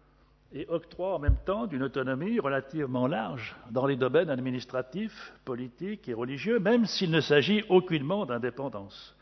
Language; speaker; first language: French; native; French